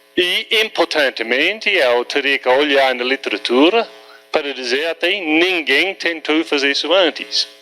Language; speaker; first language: Portuguese; non-native, fluent; English